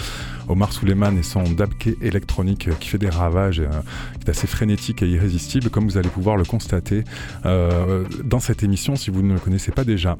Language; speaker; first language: French; native; French